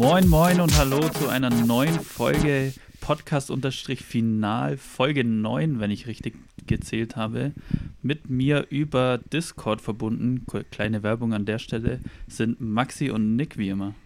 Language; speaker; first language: German; native; German